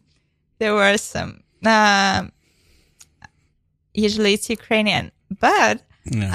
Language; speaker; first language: English; non-native, fluent; Ukrainian